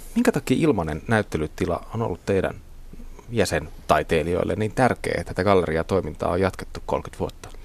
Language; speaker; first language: Finnish; native; Finnish